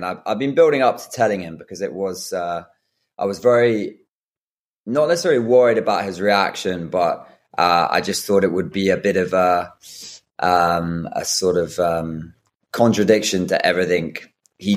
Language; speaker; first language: English; native; English